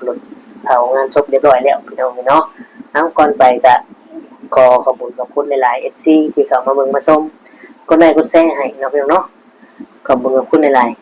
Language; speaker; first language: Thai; non-native, local second language; Lao